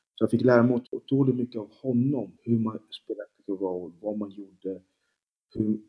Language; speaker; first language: Swedish; early bilingual, other home language; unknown